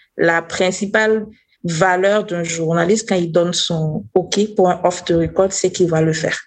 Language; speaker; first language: French; non-native, local second language; Mossi